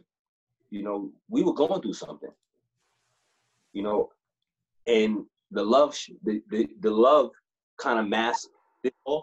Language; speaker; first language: English; native; English